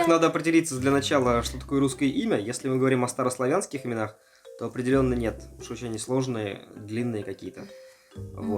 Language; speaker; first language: Russian; native; Russian